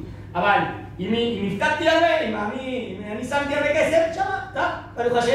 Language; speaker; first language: Hebrew; non-native, fluent; Spanish